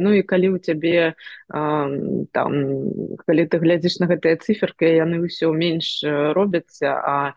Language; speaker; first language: Belarusian; non-native, local second language; Russian